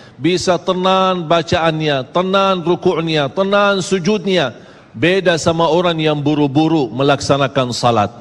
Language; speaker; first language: Malay; native; Malay